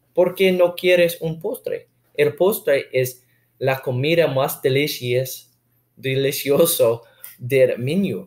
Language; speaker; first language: Spanish; non-native, learner; English